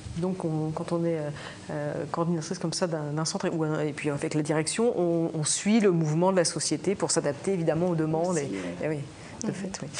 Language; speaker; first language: French; native; French